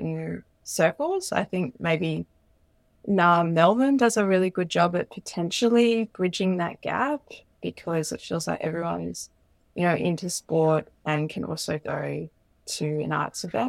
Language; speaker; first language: English; native; English